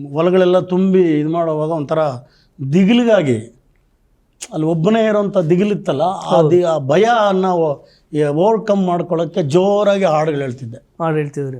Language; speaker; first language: Kannada; non-native, local second language; Telugu